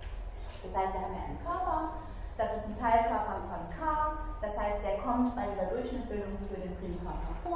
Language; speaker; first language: German; native; German